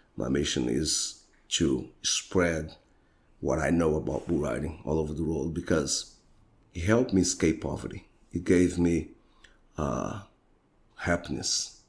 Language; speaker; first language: English; non-native, fluent; Portuguese